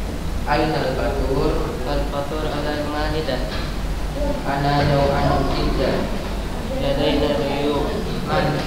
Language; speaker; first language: Arabic; non-native, learner; Indonesian